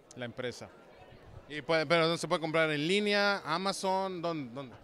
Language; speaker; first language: Spanish; native; Spanish